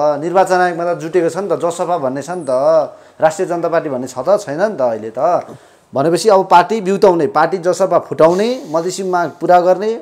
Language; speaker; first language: Nepali; native; Nepali